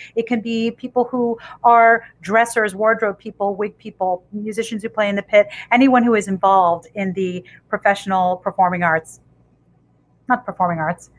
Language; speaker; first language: English; native; English